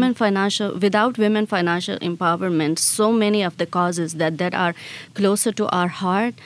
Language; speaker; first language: English; non-native, local second language; Khowar